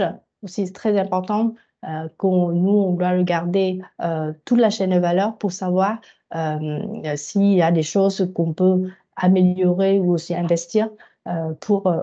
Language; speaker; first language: French; non-native, fluent; Vietnamese